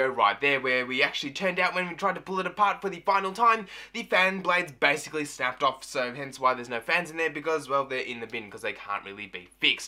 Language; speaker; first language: English; native; English